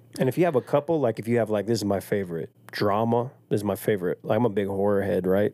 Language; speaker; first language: English; native; English